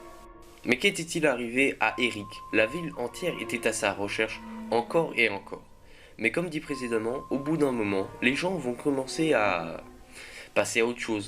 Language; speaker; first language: French; native; French